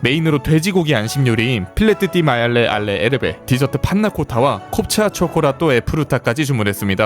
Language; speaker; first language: Korean; native; Korean